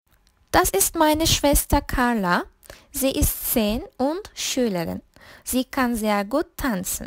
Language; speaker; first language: German; non-native, fluent; Turkish